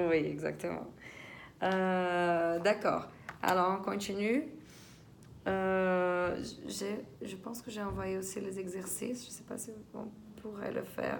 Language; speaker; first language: French; non-native, fluent; Portuguese